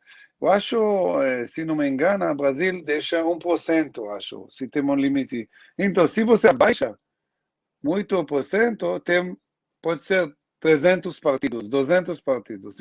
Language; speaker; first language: Portuguese; non-native, learner; Hebrew